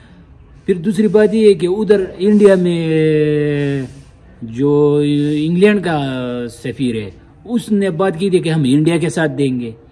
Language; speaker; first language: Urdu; non-native, local second language; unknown